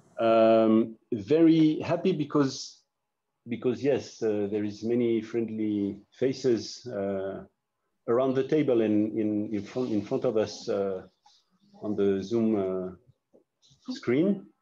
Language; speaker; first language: English; non-native, fluent; French